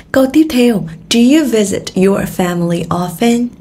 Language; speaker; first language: English; non-native, fluent; Vietnamese